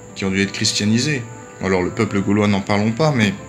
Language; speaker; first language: French; native; French